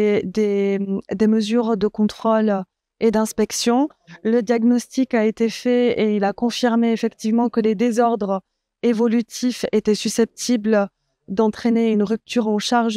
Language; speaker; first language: French; native; French